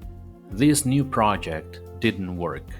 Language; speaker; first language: English; non-native, fluent; Spanish